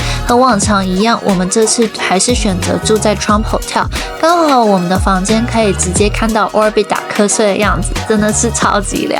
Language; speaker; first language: Chinese; native; Chinese